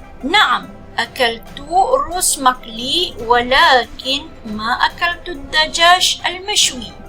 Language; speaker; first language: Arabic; non-native, fluent; Malay